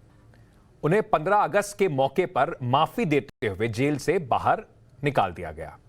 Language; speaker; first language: Hindi; native; Hindi